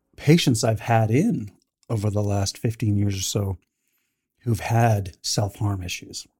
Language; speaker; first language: English; native; English